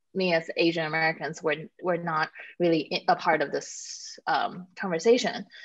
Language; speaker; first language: English; native; English